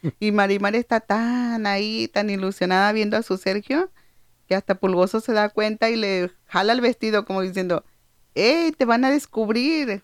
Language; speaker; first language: Spanish; native; Spanish